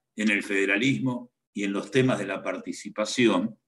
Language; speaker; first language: Spanish; native; Spanish